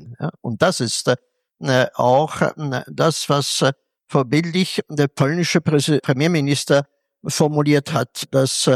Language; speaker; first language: German; non-native, fluent; Polish